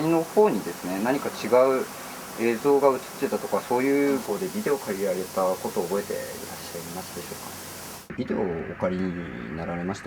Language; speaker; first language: Japanese; native; Japanese